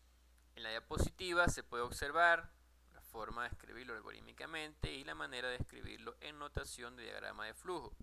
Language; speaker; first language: Spanish; native; Spanish